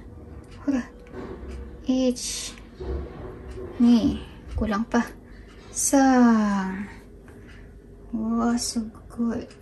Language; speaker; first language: Japanese; non-native, learner; Filipino